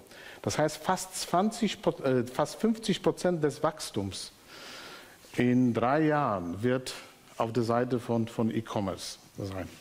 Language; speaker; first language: German; non-native, fluent; Polish